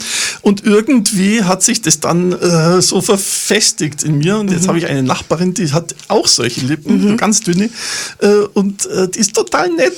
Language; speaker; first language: German; native; German